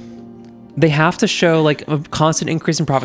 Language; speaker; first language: English; native; English